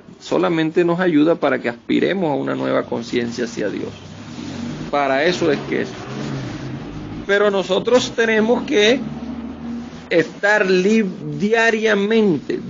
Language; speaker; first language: Spanish; native; Spanish